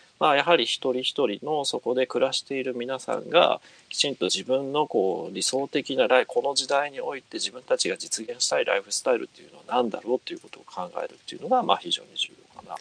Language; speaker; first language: Japanese; native; Japanese